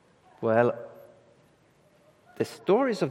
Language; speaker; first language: English; non-native, fluent; Swedish